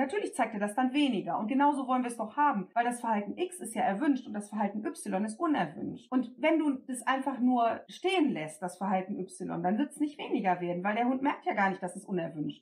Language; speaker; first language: German; native; German